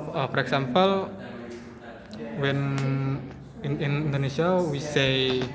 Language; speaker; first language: English; non-native, learner; Indonesian